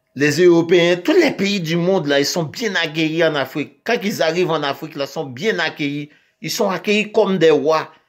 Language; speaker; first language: French; non-native, local second language; Haitian Creole